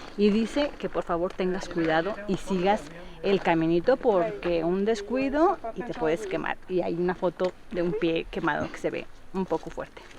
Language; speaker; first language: Spanish; native; Spanish